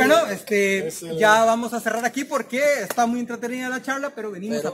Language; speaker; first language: Spanish; native; Spanish